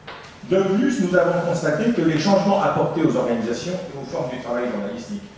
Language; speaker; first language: French; native; French